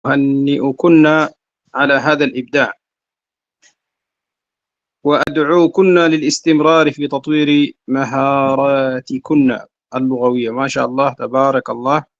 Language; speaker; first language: Arabic; non-native, fluent; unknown